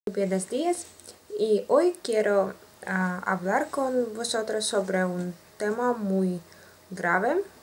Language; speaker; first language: Spanish; non-native, learner; Russian